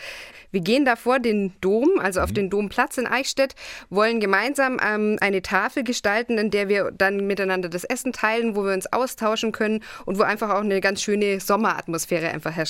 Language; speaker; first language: German; native; German